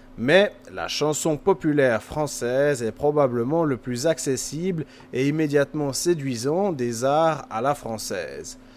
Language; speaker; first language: French; native; French